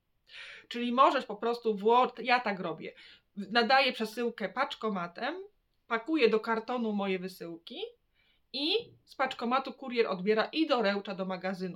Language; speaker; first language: Polish; native; Polish